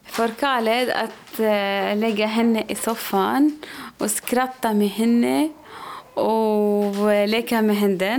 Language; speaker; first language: Swedish; non-native, learner; Arabic